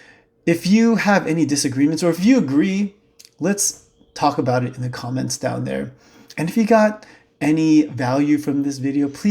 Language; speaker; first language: English; native; English